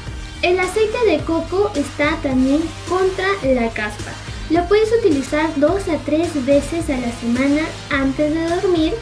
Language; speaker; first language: Spanish; native; Spanish